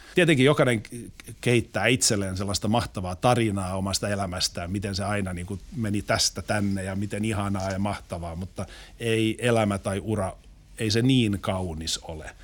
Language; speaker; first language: Finnish; non-native, local second language; Swedish